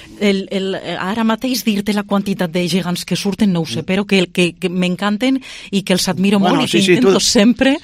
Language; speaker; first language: Catalan; non-native, local second language; Spanish